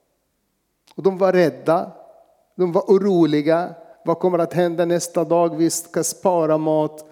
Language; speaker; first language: Swedish; non-native, fluent; Arabic